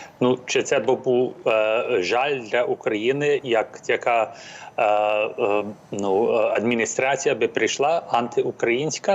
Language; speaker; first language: Ukrainian; early bilingual, heritage; English